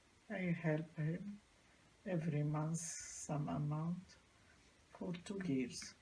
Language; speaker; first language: English; non-native, learner; Arabic